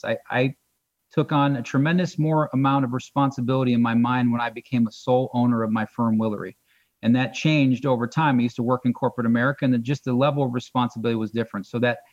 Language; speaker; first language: English; native; English